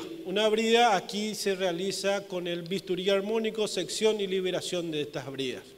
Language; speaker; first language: Spanish; native; Spanish